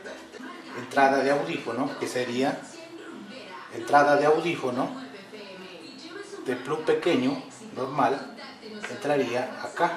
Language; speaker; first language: Spanish; native; Spanish